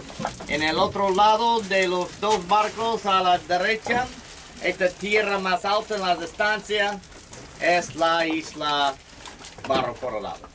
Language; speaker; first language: Spanish; non-native, learner; English